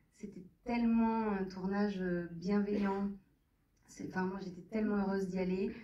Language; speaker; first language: French; native; French